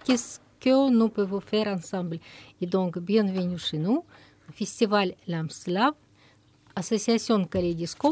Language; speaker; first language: French; non-native, fluent; Russian